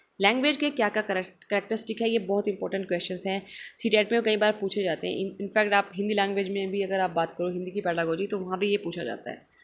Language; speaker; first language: Hindi; non-native, local second language; Marathi